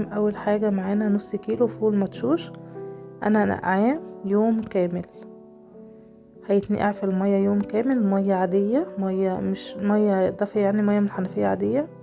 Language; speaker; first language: Arabic; native; Arabic